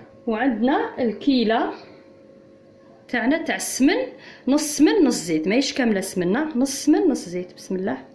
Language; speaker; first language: Arabic; native; Arabic